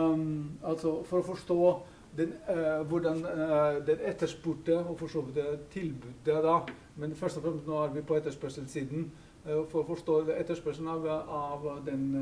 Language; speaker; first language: Norwegian; non-native, fluent; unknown